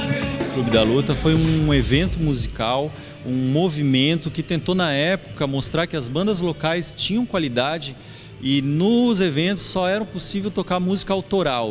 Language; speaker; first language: Portuguese; native; Portuguese